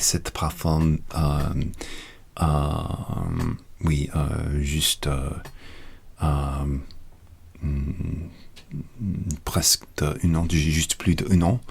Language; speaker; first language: French; non-native, learner; English